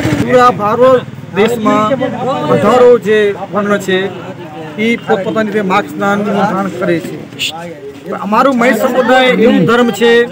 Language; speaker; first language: Gujarati; non-native, local second language; Kachhi